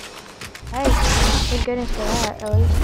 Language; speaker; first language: English; native; English